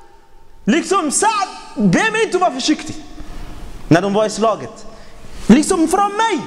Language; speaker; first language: Swedish; non-native, fluent; Arabic